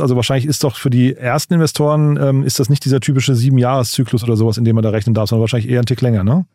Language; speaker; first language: German; native; German